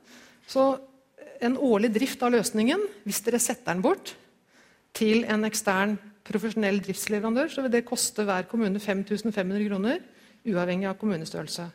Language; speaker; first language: Norwegian; native; Norwegian